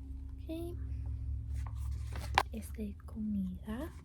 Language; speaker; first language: Spanish; non-native, learner; English